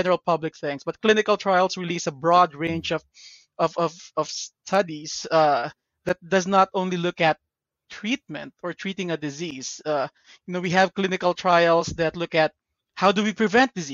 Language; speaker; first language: English; non-native, local second language; Filipino